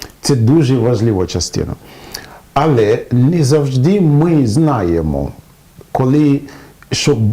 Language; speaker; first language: Ukrainian; non-native, fluent; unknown